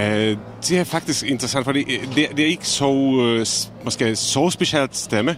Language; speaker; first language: Danish; non-native, fluent; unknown